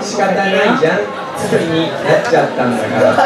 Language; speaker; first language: Japanese; native; Japanese